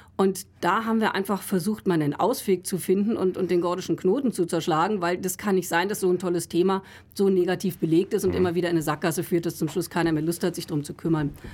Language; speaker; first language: German; native; German